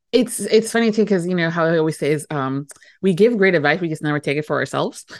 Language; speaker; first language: English; native; English